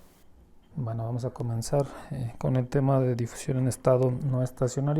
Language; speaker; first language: Spanish; native; Spanish